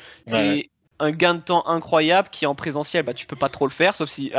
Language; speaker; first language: French; native; French